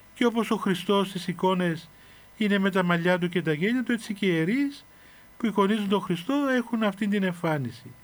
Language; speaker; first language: Greek; native; Greek